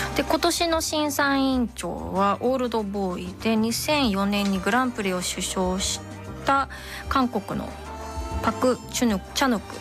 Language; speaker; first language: Japanese; non-native, fluent; English